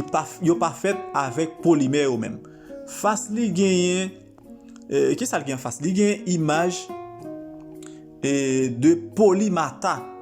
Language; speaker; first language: French; non-native, local second language; Haitian Creole